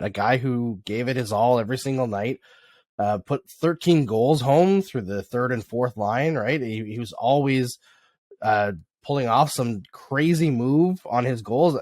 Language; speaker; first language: English; native; English